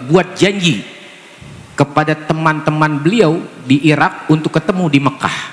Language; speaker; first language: Indonesian; native; Indonesian